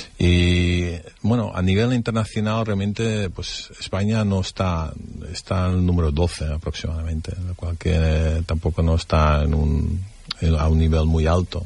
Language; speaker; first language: Spanish; non-native, fluent; Dutch